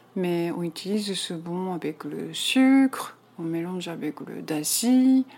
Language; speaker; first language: French; non-native, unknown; Japanese